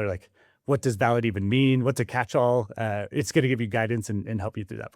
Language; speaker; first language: English; native; English